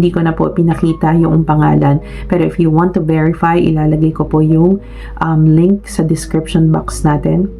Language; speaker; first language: Filipino; native; Filipino